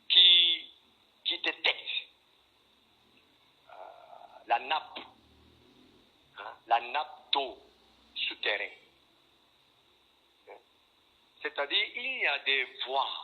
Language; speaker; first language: French; non-native, fluent; Korean